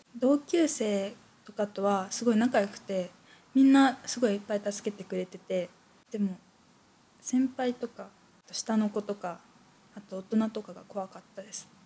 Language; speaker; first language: Japanese; native; Japanese